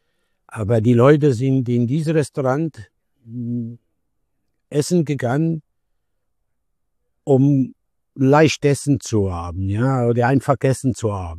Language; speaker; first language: German; non-native, learner; Italian